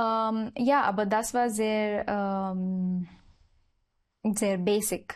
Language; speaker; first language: German; non-native, learner; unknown